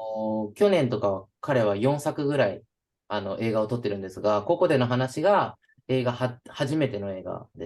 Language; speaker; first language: Japanese; native; Japanese